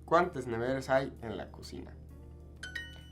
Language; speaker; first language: Spanish; non-native, fluent; English